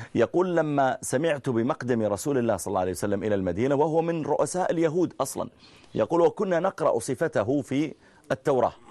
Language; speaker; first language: Arabic; native; Arabic